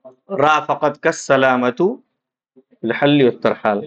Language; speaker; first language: Arabic; non-native, fluent; Urdu